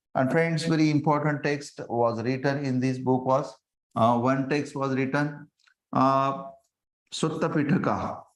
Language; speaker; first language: English; non-native, local second language; Marathi